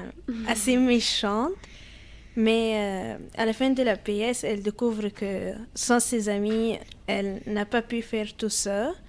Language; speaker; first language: French; non-native, fluent; Arabic